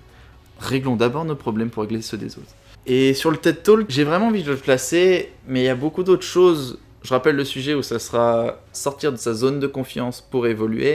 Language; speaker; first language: French; native; French